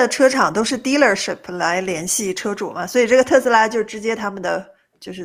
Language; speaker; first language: Chinese; native; Chinese